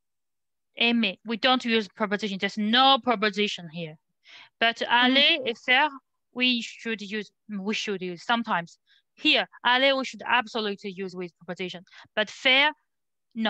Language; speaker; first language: English; non-native, learner; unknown